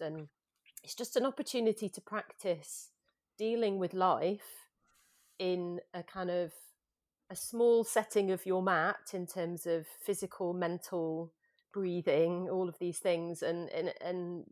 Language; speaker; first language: English; native; English